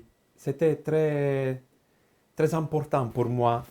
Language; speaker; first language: French; non-native, fluent; Italian